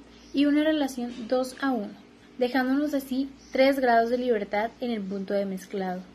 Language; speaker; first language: Spanish; native; Spanish